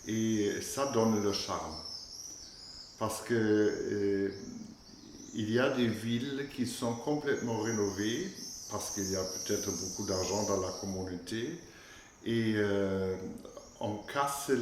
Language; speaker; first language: French; non-native, fluent; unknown